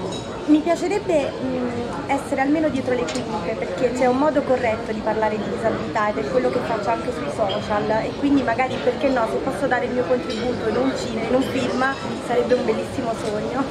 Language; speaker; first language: Italian; native; Italian